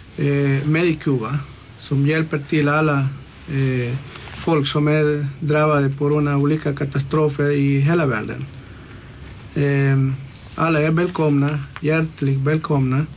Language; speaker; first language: Swedish; non-native, local second language; Spanish